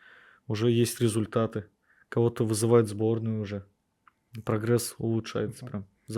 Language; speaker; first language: Russian; native; Russian